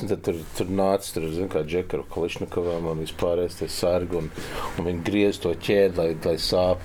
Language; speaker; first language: Latvian; early bilingual, heritage; Latvian